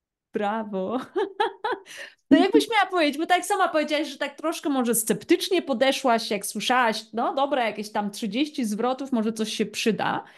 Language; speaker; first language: Polish; native; Polish